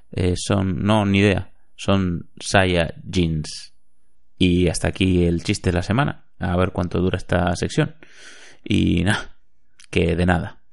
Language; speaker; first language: Spanish; native; Spanish